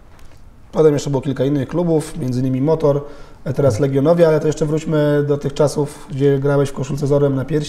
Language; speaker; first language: Polish; native; Polish